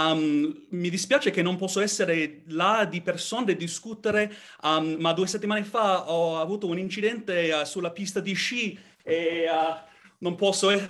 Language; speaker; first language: Italian; non-native, learner; English